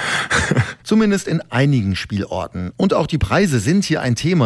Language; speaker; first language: German; native; German